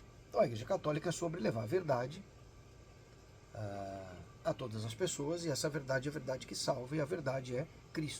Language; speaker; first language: Portuguese; native; Portuguese